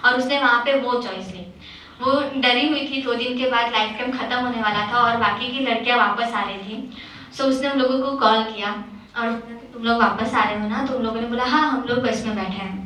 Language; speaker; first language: Hindi; native; Hindi